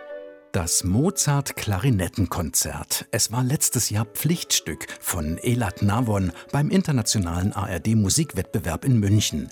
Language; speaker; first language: German; native; German